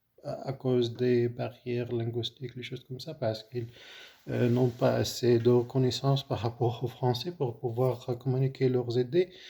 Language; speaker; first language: French; non-native, fluent; Arabic